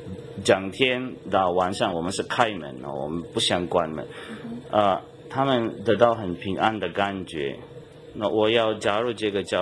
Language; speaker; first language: Chinese; non-native, fluent; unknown